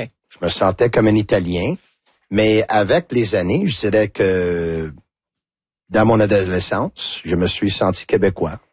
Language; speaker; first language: French; non-native, local second language; Italian